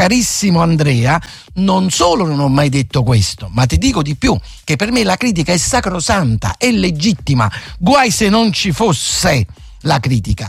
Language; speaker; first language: Italian; native; Italian